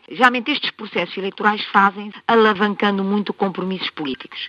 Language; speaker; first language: Portuguese; non-native, local second language; Kabuverdianu